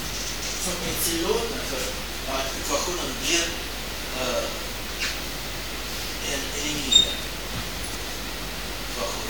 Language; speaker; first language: Swedish; non-native, fluent; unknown